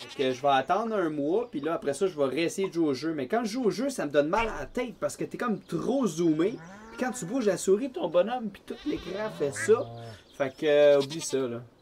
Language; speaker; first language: French; native; French